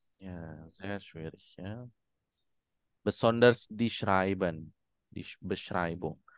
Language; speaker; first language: German; non-native, fluent; Indonesian